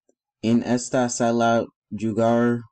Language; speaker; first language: Spanish; non-native, learner; English